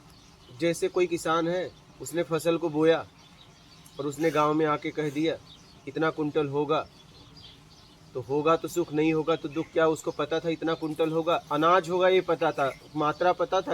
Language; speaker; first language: Hindi; native; Hindi